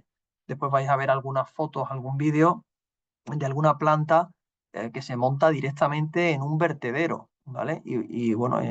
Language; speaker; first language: Spanish; native; Spanish